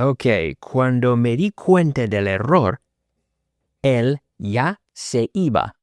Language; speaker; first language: Spanish; non-native, fluent; English